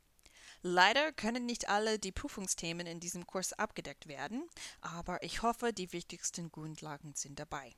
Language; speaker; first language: German; non-native, fluent; English